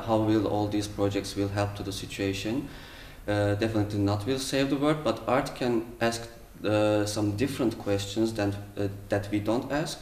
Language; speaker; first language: English; non-native, fluent; Turkish